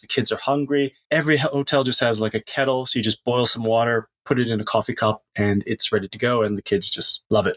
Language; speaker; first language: English; native; English